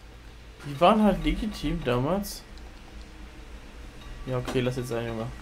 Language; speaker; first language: German; native; German